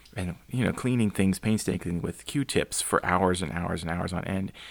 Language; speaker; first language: English; native; English